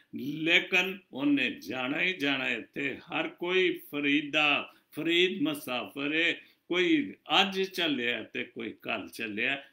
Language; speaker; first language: Urdu; non-native, local second language; Punjabi